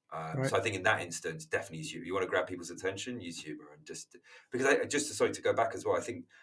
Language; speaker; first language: English; native; English